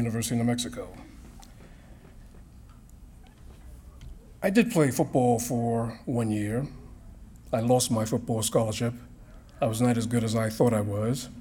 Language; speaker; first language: English; native; English